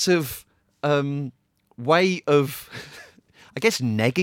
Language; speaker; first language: English; native; English